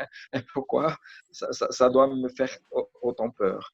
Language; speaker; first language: French; non-native, fluent; Spanish